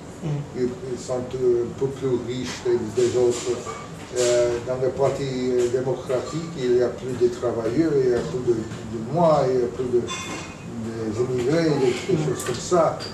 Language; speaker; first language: French; non-native, fluent; English